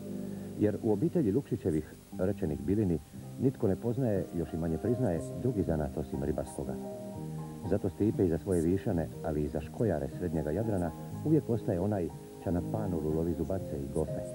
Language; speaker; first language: Croatian; native; Croatian